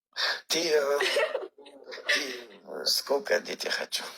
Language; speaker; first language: Russian; non-native, learner; Uzbek